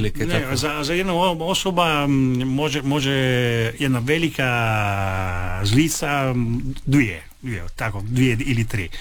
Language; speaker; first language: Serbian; early bilingual, heritage; Italian